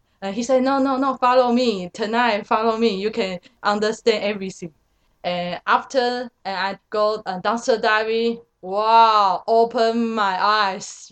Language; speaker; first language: English; non-native, learner; Chinese